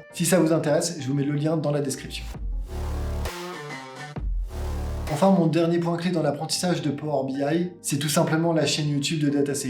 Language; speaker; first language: French; native; French